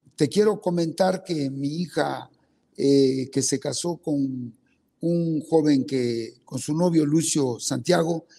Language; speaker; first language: Spanish; non-native, local second language; Zapotec